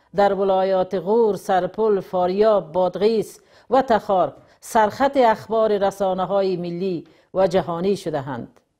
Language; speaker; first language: Persian; native; Persian